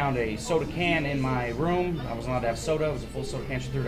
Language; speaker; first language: English; native; English